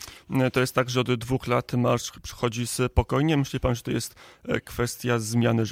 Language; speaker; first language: Polish; native; Polish